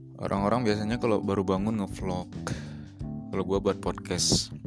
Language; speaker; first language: Indonesian; native; Indonesian